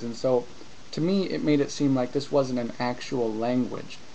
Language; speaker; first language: English; native; English